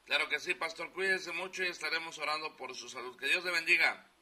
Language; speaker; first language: Spanish; native; Spanish